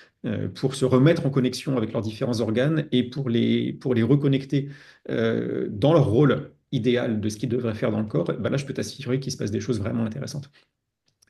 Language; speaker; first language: French; native; French